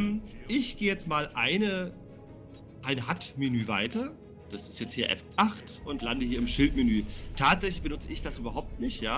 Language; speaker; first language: German; native; German